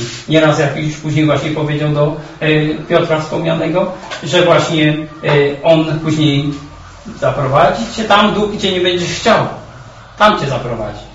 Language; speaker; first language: Polish; native; Polish